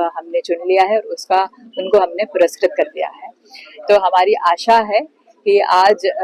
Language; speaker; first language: Hindi; non-native, local second language; Marathi